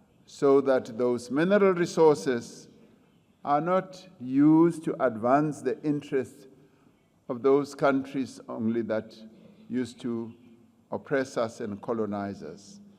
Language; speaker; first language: English; non-native, local second language; Venda